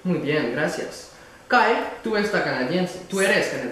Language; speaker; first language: Spanish; non-native, learner; French